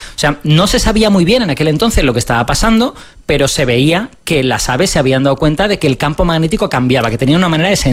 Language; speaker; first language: Spanish; native; Spanish